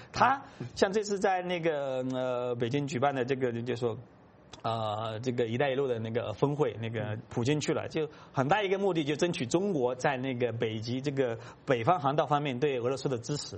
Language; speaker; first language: Chinese; native; Chinese